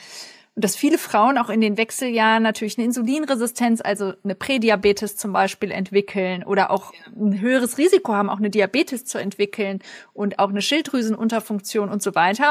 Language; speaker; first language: German; native; German